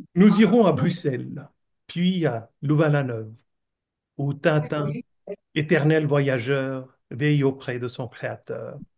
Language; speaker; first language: French; non-native, fluent; Bangla